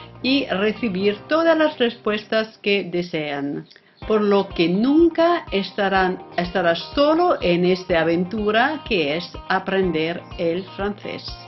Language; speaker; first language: Spanish; non-native, fluent; Italian